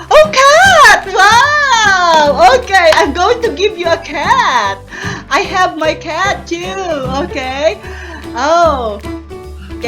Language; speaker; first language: English; non-native, learner; Thai